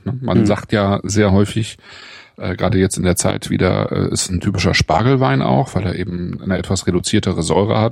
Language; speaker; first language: German; native; German